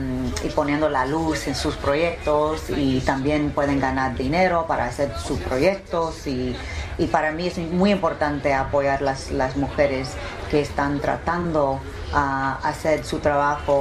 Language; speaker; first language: Spanish; early bilingual, heritage; English